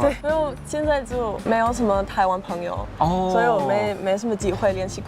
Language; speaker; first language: Chinese; non-native, fluent; German